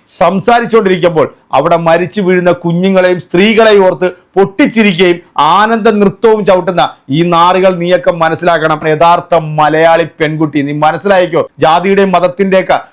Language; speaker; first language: Malayalam; native; Malayalam